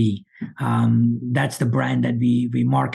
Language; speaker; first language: English; early bilingual, other home language; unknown